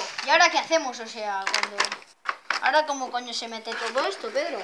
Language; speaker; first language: Spanish; native; Spanish